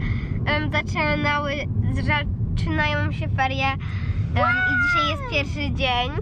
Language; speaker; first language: Polish; early bilingual, heritage; Polish